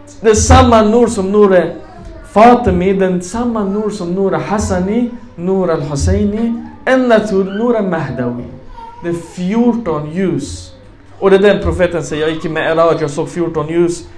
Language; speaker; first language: Swedish; non-native, fluent; Arabic